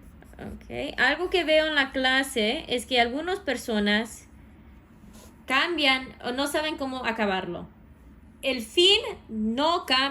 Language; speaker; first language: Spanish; non-native, fluent; English